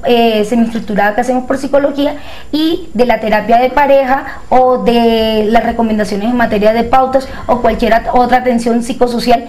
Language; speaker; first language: Spanish; native; Spanish